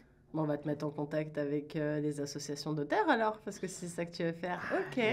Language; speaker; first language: French; native; French